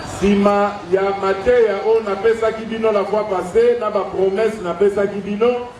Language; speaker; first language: Lingala; non-native, local second language; Luba-Lulua